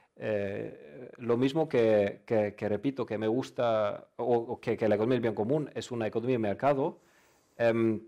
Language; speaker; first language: Spanish; non-native, fluent; German